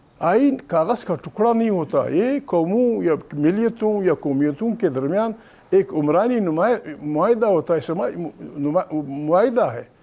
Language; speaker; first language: Urdu; non-native, local second language; Pashto